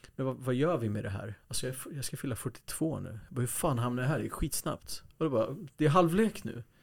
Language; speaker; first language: Swedish; early bilingual, other home language; Kurdish